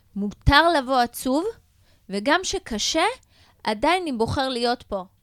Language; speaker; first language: Hebrew; native; Hebrew